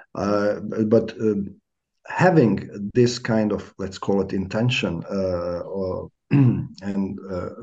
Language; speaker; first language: English; non-native, fluent; Croatian